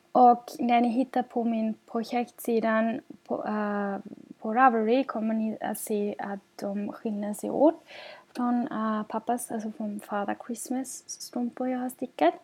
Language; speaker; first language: Swedish; non-native, fluent; German